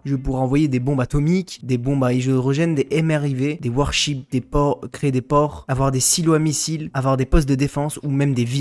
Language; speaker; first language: French; native; French